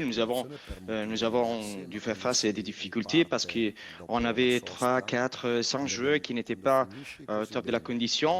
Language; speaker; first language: French; non-native, fluent; Italian